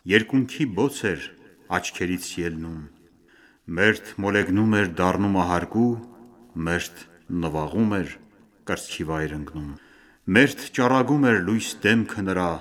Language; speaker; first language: Armenian; early bilingual, heritage; Armenian